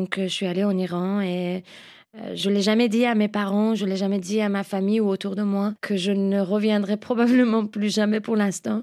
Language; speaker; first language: French; non-native, fluent; Persian